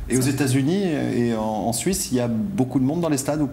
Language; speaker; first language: French; native; French